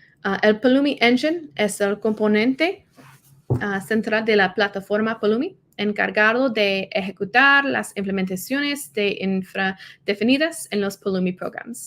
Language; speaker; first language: Spanish; non-native, learner; English